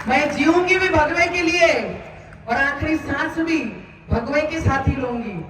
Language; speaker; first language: Hindi; non-native, local second language; Marathi